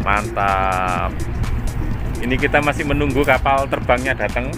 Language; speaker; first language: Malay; non-native, local second language; Javanese